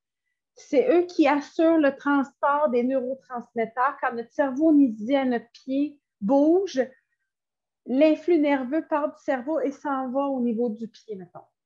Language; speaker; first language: French; native; French